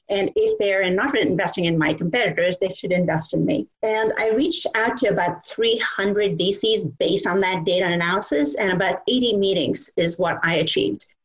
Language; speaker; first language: English; non-native, local second language; Bangla